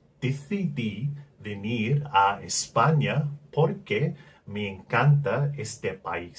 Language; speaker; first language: Spanish; non-native, learner; English